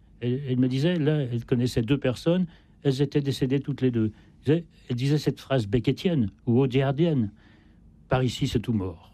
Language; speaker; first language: French; native; French